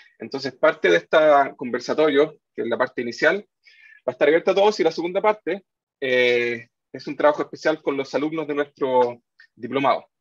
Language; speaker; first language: Spanish; native; Spanish